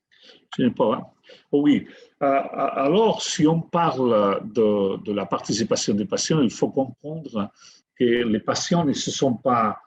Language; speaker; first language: French; non-native, fluent; Catalan